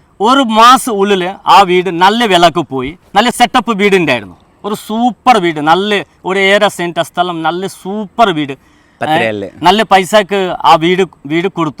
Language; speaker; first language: Malayalam; non-native, local second language; Hindi